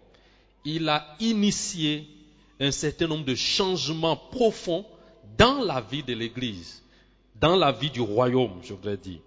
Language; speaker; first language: French; non-native, local second language; Swahili